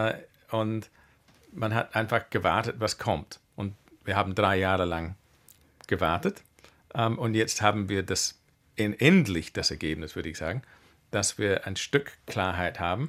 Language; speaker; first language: German; non-native, fluent; English